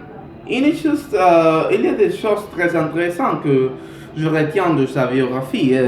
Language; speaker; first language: French; non-native, learner; Spanish